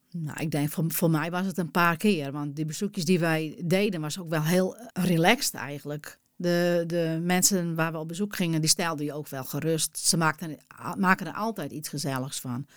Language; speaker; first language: Dutch; non-native, local second language; Western Frisian